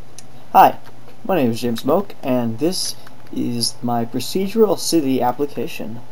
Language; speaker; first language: English; native; English